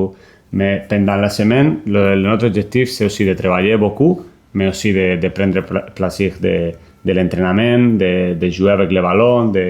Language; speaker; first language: French; non-native, learner; Spanish